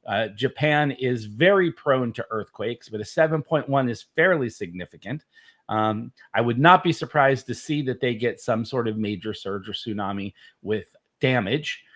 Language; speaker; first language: English; native; English